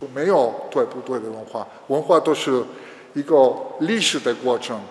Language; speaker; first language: Chinese; non-native, learner; Spanish